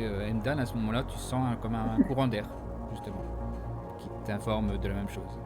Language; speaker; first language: French; native; French